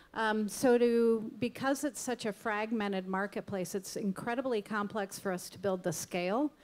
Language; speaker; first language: English; native; English